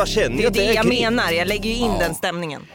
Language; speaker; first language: Swedish; native; Swedish